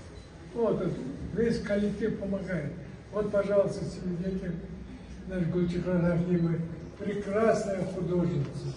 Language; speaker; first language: Russian; non-native, local second language; Uzbek